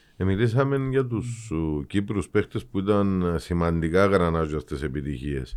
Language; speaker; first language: Greek; native; Greek